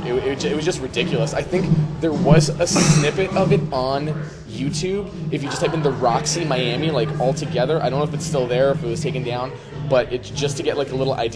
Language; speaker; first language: English; native; English